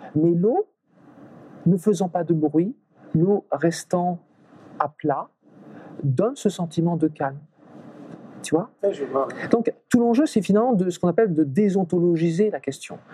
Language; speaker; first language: French; native; French